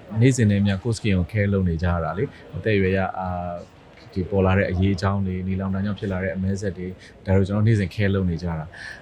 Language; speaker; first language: Burmese; native; Burmese